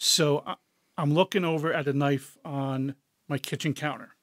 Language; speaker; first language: English; native; English